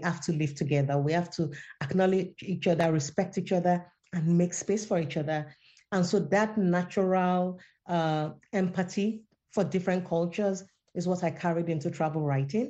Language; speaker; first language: English; non-native, local second language; Yoruba